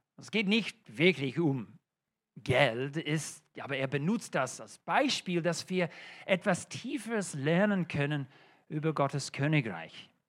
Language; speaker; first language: German; non-native, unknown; English